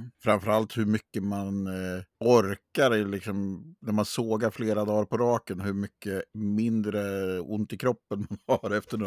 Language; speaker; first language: Swedish; native; Swedish